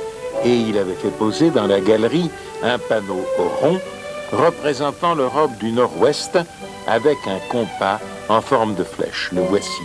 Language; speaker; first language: French; early bilingual, other home language; Russian